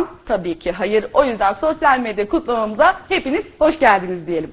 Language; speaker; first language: Turkish; native; Turkish